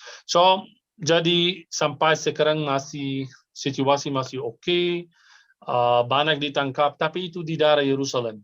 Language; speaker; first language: Indonesian; non-native, fluent; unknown